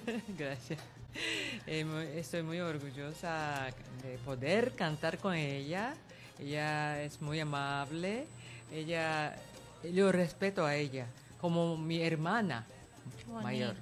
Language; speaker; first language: Spanish; non-native, learner; Japanese